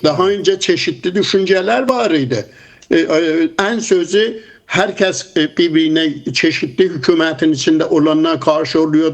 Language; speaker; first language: Turkish; non-native, fluent; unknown